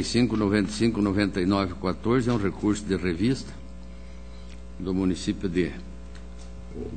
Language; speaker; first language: Portuguese; native; Portuguese